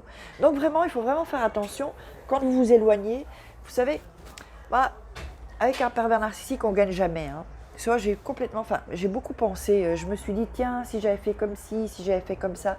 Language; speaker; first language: French; native; French